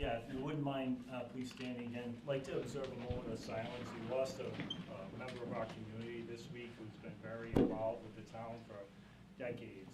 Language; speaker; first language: English; native; English